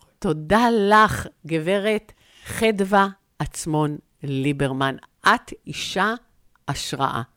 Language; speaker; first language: Hebrew; native; Hebrew